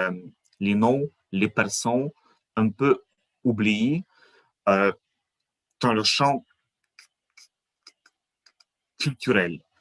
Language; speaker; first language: French; non-native, fluent; Ukrainian